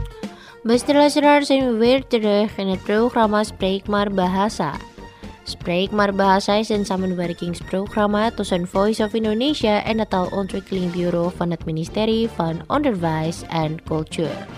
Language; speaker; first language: Dutch; non-native, local second language; Indonesian